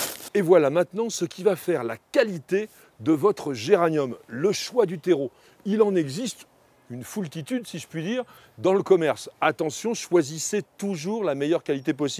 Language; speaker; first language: French; native; French